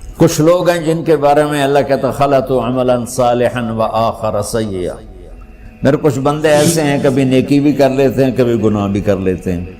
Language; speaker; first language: Urdu; non-native, local second language; Punjabi